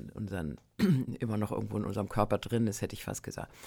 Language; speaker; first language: German; native; German